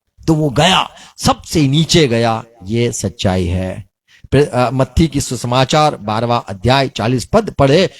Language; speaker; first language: Hindi; non-native, local second language; Gujarati